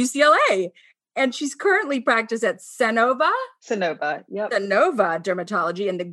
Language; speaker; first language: English; native; English